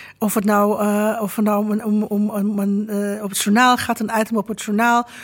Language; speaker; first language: Dutch; non-native, fluent; Romanian